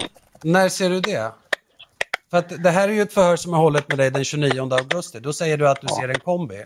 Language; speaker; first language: Swedish; native; Swedish